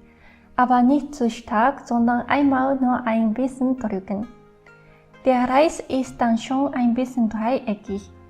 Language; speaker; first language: German; non-native, fluent; Japanese